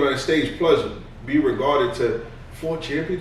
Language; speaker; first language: English; native; English